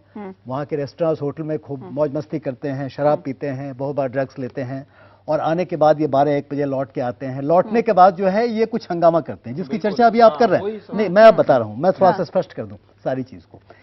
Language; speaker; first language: Hindi; native; Hindi